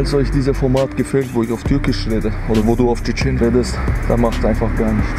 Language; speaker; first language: German; early bilingual, other home language; Chechen